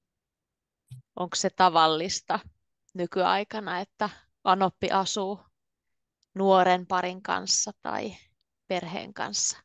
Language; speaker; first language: Finnish; native; Finnish